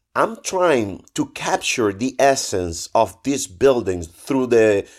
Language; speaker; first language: English; non-native, fluent; Spanish